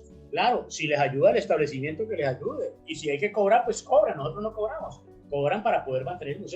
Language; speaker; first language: Spanish; native; Spanish